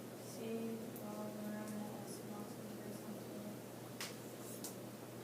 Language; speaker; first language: Spanish; non-native, learner; English